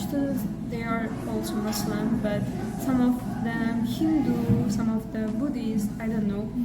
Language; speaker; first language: English; non-native, learner; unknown